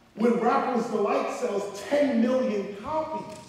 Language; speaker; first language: English; native; English